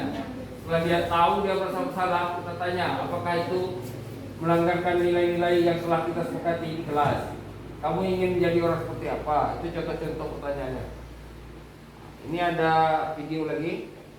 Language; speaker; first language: Indonesian; native; Indonesian